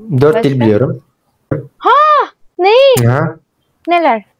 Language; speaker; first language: Turkish; non-native, learner; Indonesian